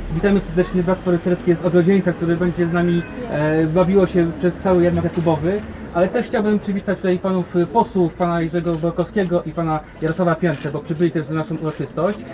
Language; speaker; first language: Polish; native; Polish